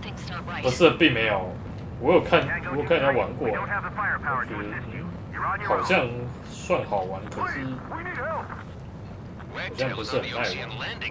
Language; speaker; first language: Chinese; native; Chinese